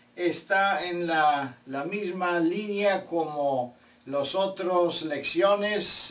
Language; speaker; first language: Spanish; non-native, fluent; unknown